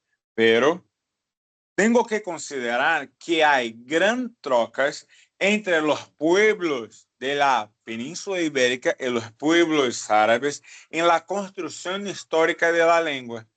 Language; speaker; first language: Spanish; non-native, fluent; Portuguese